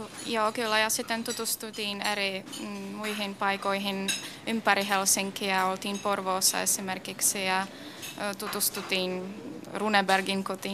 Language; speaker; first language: Finnish; non-native, fluent; Czech